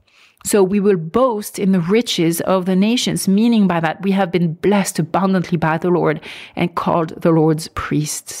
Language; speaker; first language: English; non-native, fluent; French